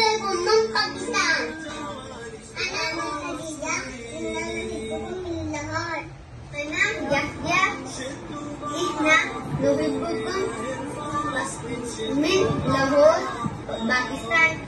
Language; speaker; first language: Arabic; non-native, learner; Urdu